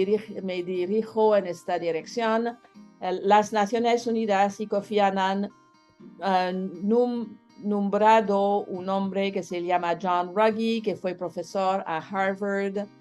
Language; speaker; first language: Spanish; non-native, learner; French